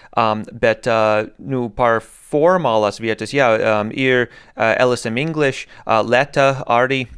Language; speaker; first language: Latvian; non-native, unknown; English